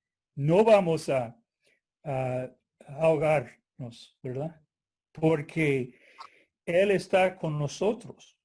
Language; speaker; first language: Spanish; non-native, fluent; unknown